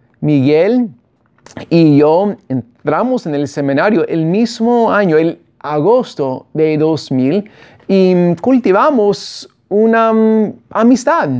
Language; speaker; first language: Spanish; non-native, fluent; English